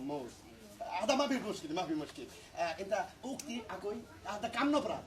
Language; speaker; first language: Arabic; non-native, learner; Bangla